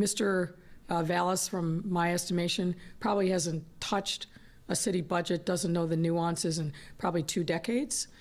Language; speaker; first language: English; native; English